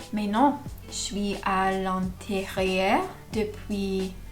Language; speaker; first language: French; non-native, learner; English